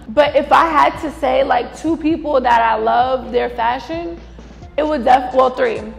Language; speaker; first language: English; native; English